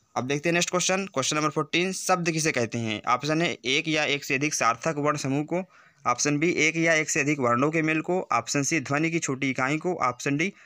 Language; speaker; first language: Hindi; native; Hindi